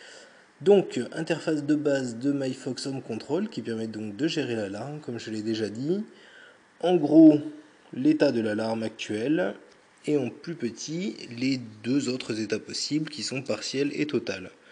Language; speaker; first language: French; native; French